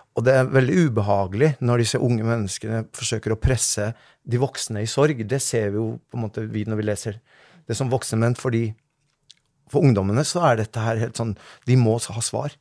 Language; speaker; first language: Norwegian; native; Norwegian